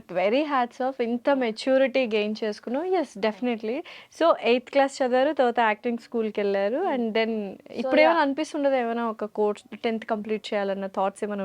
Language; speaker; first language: Telugu; native; Telugu